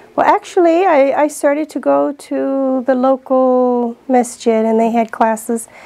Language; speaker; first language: English; native; English